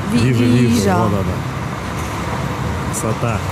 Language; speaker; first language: Russian; native; Russian